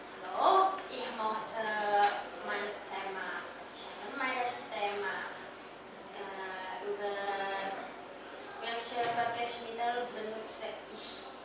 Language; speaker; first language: German; non-native, learner; Indonesian